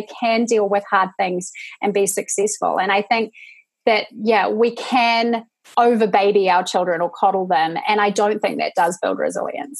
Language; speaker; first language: English; native; English